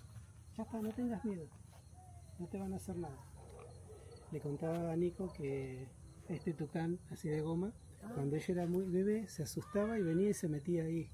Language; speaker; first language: Spanish; native; Spanish